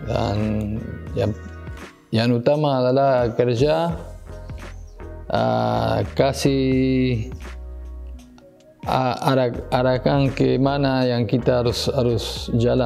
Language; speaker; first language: Indonesian; non-native, fluent; Spanish